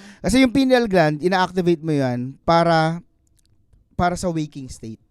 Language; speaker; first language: Filipino; native; Filipino